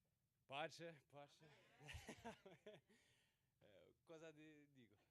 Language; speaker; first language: Italian; non-native, learner; Swedish